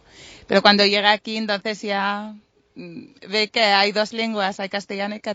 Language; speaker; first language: Spanish; non-native, fluent; Arabic